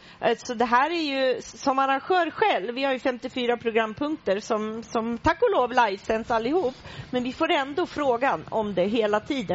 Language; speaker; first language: Swedish; native; Swedish